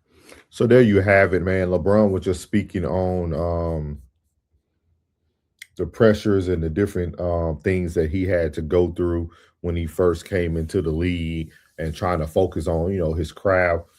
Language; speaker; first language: English; native; English